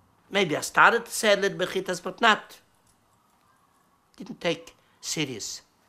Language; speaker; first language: English; non-native, learner; Yiddish